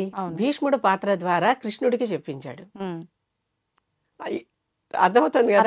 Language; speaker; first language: Telugu; native; Telugu